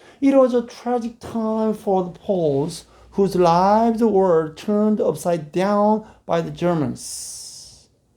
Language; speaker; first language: English; non-native, fluent; Korean